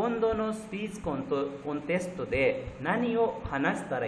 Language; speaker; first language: Japanese; non-native, fluent; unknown